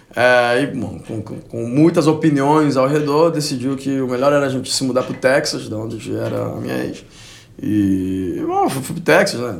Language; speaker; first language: Portuguese; non-native, fluent; Spanish